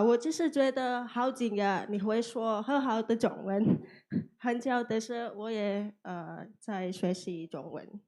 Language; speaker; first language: Chinese; non-native, learner; Indonesian